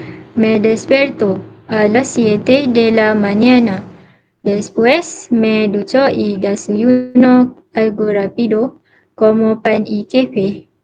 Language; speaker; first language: Spanish; non-native, learner; Malay